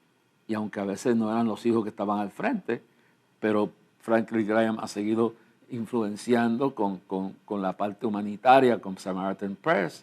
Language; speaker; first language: Spanish; native; Spanish